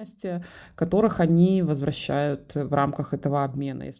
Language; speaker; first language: Russian; native; Russian